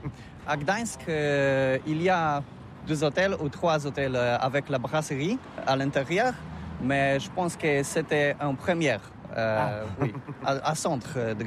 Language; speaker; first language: French; non-native, learner; Polish